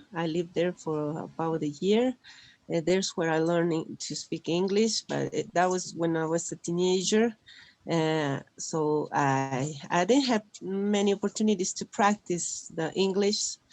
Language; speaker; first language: English; non-native, fluent; Spanish